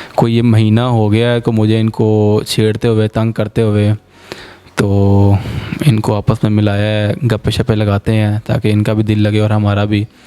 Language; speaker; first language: Urdu; non-native, local second language; Punjabi